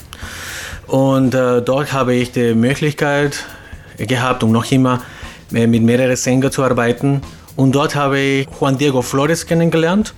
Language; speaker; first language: German; non-native, fluent; Spanish